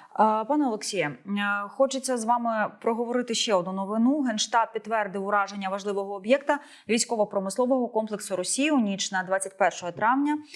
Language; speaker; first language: Ukrainian; native; Ukrainian